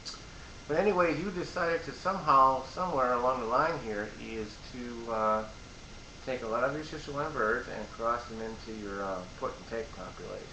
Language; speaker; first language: English; native; English